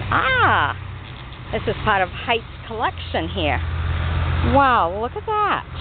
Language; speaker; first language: English; native; English